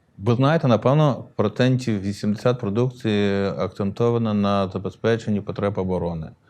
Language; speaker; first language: Ukrainian; native; Ukrainian